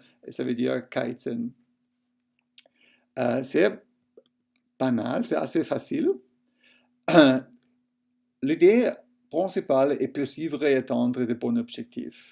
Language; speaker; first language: French; non-native, local second language; German